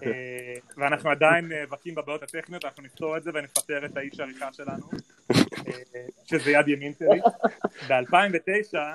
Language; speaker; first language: Hebrew; native; Hebrew